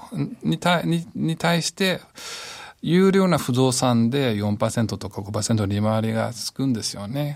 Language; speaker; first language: Japanese; non-native, fluent; English